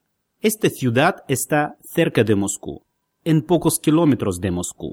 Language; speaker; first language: Spanish; non-native, fluent; Russian